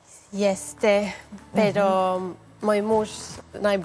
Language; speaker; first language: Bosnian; non-native, learner; Spanish